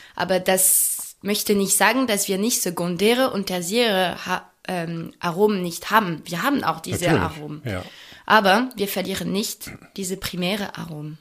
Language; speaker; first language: German; non-native, fluent; French